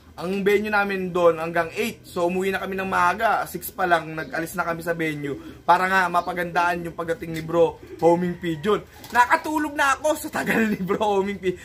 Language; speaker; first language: Filipino; native; Filipino